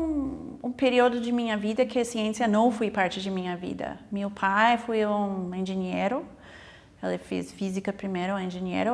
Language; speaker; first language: Portuguese; non-native, fluent; English